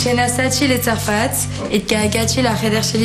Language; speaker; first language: Hebrew; non-native, learner; French